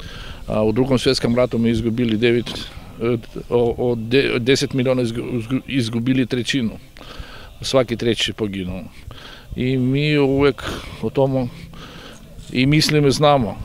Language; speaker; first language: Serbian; non-native, learner; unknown